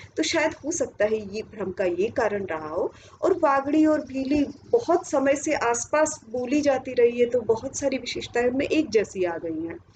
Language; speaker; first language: Hindi; native; Hindi